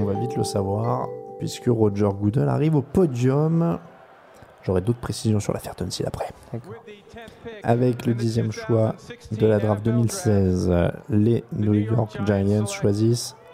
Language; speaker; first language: French; native; French